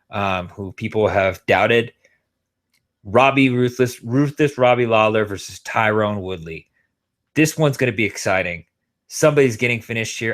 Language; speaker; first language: English; native; English